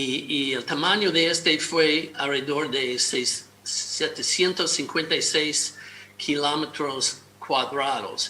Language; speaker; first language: Spanish; non-native, fluent; English